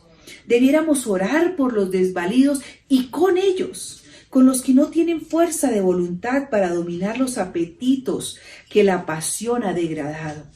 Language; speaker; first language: Spanish; native; Spanish